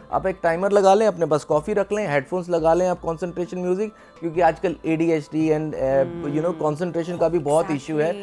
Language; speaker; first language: Hindi; non-native, local second language; Punjabi